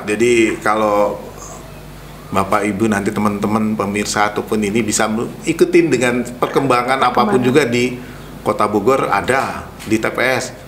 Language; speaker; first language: Indonesian; native; Indonesian